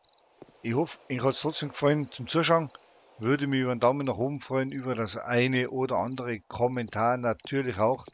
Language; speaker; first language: German; native; German